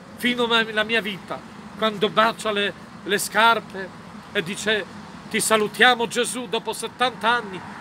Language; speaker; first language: Italian; non-native, fluent; Polish